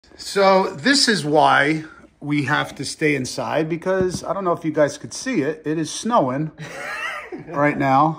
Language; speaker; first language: English; native; English